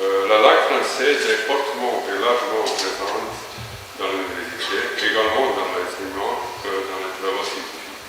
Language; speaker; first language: French; non-native, fluent; Croatian